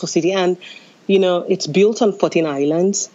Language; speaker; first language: English; non-native, local second language; Yoruba